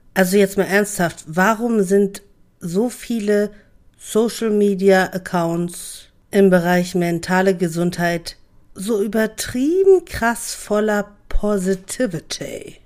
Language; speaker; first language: German; native; German